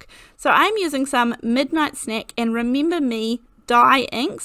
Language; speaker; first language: English; native; English